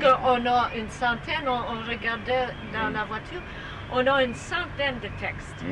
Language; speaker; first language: French; non-native, learner; English